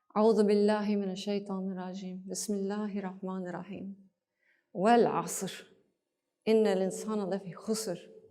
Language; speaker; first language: Turkish; non-native, fluent; English